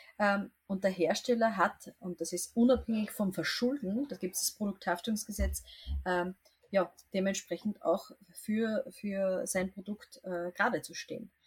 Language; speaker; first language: German; native; German